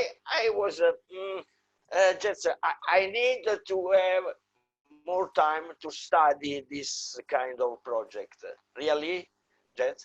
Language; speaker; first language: English; non-native, fluent; Italian